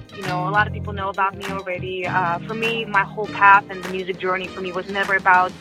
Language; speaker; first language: English; non-native, fluent; Russian